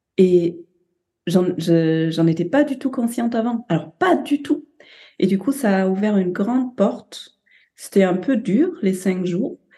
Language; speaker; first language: French; non-native, fluent; German